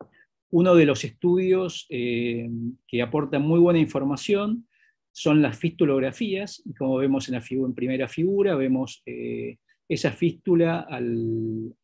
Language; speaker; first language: Spanish; native; Spanish